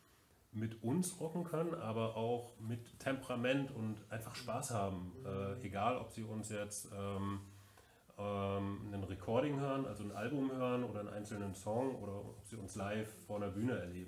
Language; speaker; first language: German; native; German